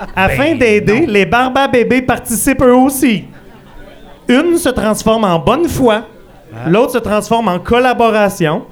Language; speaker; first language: French; native; French